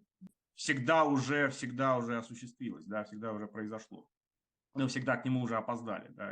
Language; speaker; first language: Russian; native; Russian